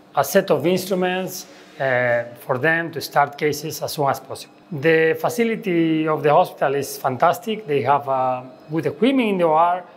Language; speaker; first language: English; non-native, fluent; Spanish